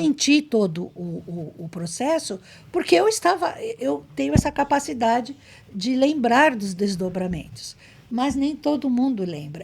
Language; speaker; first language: Portuguese; native; Portuguese